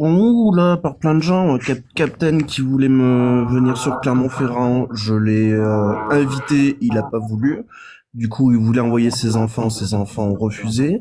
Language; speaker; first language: French; native; French